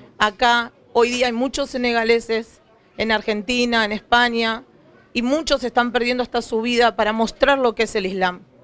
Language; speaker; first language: Spanish; native; Spanish